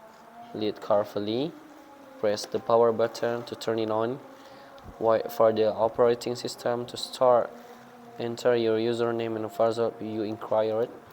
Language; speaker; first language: English; non-native, fluent; Indonesian